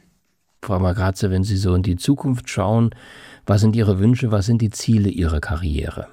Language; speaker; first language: German; native; German